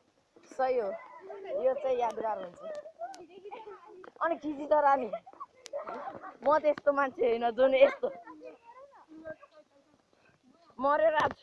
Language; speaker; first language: English; non-native, learner; Nepali